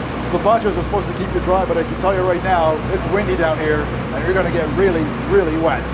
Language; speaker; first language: English; native; English